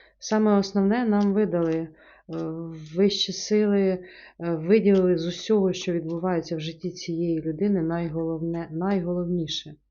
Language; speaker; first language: Ukrainian; non-native, local second language; Russian